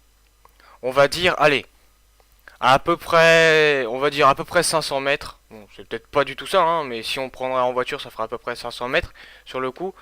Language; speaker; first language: French; native; French